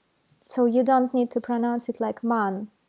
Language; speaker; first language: English; non-native, fluent; Russian